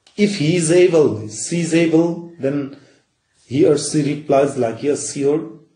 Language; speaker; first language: English; non-native, local second language; Nepali